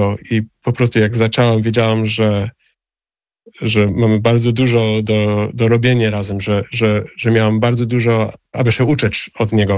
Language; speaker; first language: Polish; non-native, fluent; English